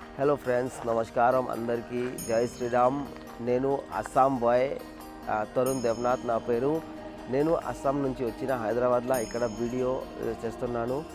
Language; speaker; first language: Telugu; non-native, learner; Bangla